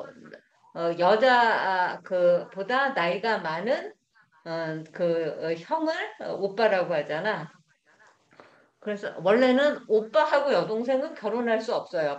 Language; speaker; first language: Korean; native; Korean